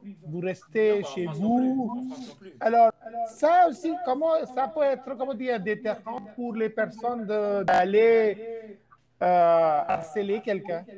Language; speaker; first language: French; non-native, fluent; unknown